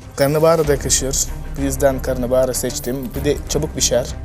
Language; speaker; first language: Turkish; non-native, learner; Arabic